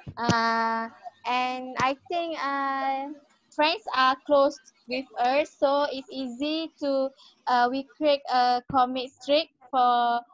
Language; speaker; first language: English; non-native, learner; Malay